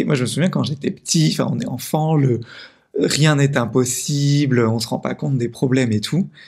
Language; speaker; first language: French; native; French